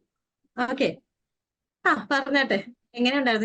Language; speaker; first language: Malayalam; native; Malayalam